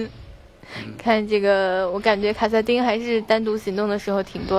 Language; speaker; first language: Chinese; native; Chinese